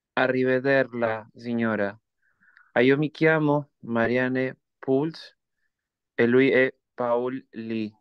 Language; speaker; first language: Italian; non-native, learner; Spanish